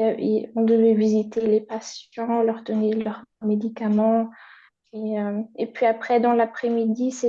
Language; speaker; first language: French; non-native, fluent; German